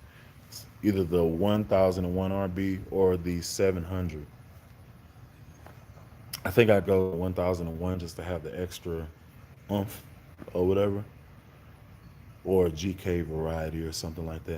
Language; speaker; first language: English; native; English